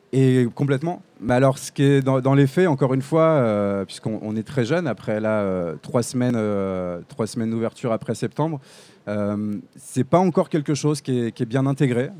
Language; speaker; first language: French; native; French